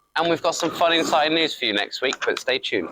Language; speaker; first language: English; native; English